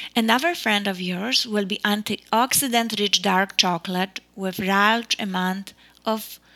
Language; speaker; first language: English; non-native, fluent; Polish